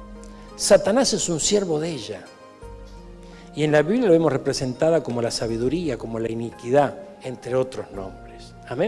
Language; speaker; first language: Spanish; native; Spanish